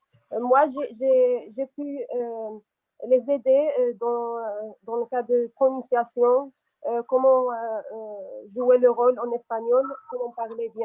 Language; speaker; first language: French; non-native, local second language; Arabic